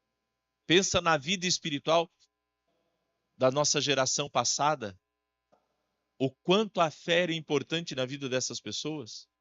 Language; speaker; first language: Portuguese; native; Portuguese